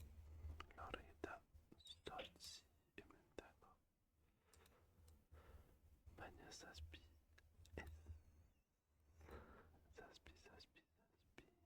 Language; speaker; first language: Basque; non-native, learner; French